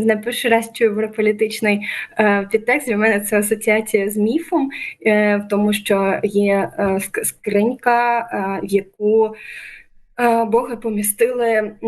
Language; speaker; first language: Ukrainian; native; Ukrainian